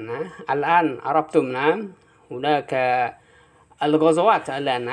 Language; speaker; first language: Arabic; non-native, fluent; Indonesian